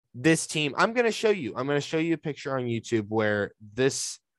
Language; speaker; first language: English; native; English